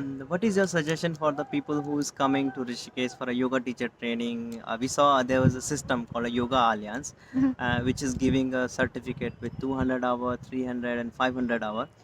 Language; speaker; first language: English; non-native, local second language; Hindi